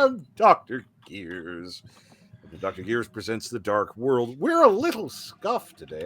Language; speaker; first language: English; native; English